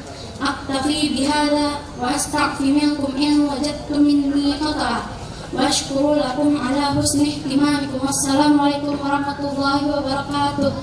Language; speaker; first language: Arabic; non-native, learner; Indonesian